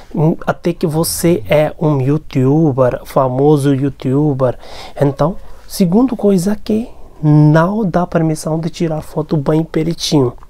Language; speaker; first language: Portuguese; non-native, learner; Hindi